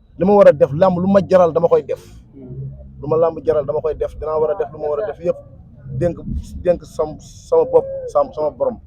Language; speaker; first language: Wolof; non-native, local second language; Fula